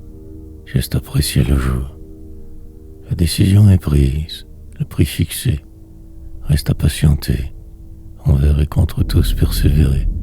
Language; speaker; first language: French; native; French